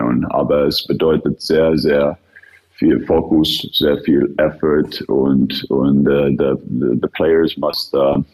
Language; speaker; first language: German; non-native, fluent; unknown